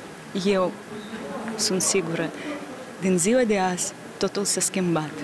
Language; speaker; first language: Romanian; non-native, local second language; Russian